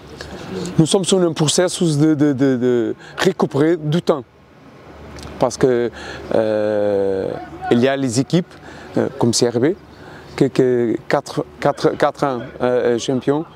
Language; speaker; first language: French; non-native, fluent; Portuguese